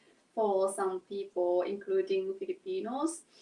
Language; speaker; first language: English; non-native, learner; Japanese